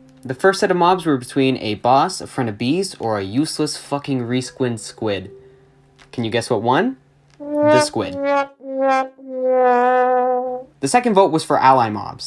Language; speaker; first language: English; native; English